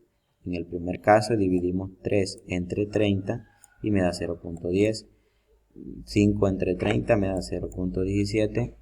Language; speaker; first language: Spanish; native; Spanish